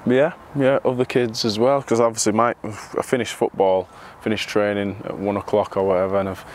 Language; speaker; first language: English; native; English